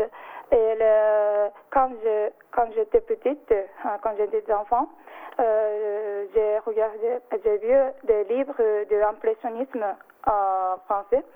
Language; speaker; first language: French; non-native, learner; Japanese